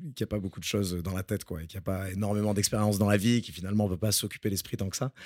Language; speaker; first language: French; early bilingual, other home language; Spanish